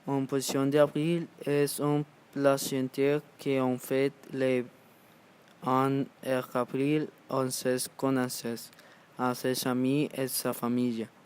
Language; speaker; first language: French; non-native, learner; Spanish